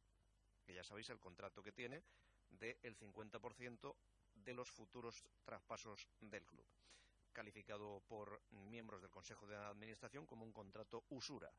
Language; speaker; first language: Spanish; native; Spanish